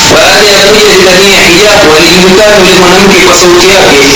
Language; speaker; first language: Swahili; native; Swahili